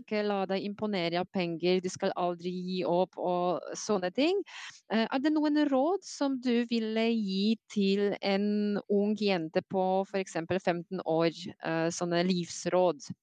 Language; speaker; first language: Norwegian; non-native, fluent; Polish